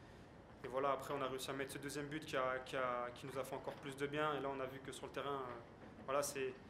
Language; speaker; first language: French; native; French